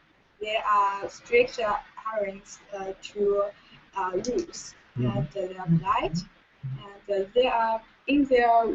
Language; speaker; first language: English; non-native, learner; Chinese